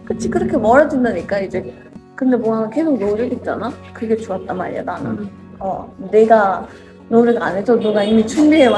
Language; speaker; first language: Korean; non-native, fluent; Nepali